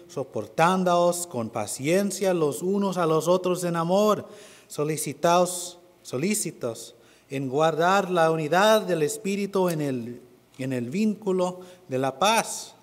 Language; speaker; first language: Spanish; non-native, fluent; English